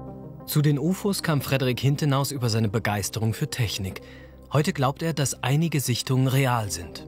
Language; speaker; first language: German; native; German